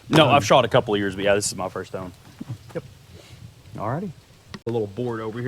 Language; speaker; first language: English; native; English